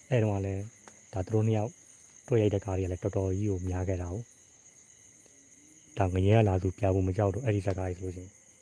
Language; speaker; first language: Burmese; native; Burmese